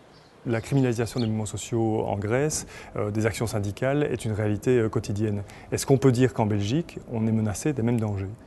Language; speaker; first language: French; native; French